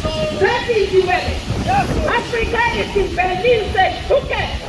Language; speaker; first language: German; non-native, learner; Yoruba